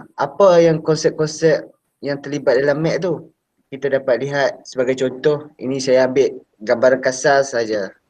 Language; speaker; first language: Malay; native; Malay